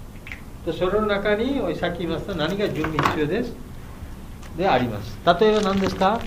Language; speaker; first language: Japanese; non-native, learner; Bangla